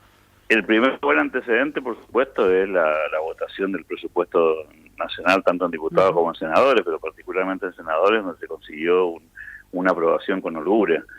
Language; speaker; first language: Spanish; native; Spanish